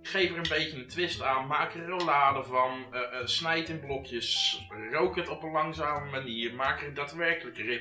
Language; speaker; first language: Dutch; native; Dutch